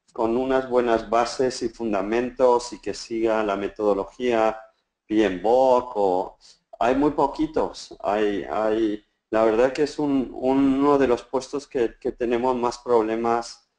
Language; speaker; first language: Spanish; native; Spanish